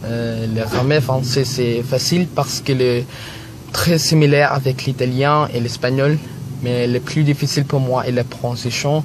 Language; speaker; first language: French; non-native, learner; Filipino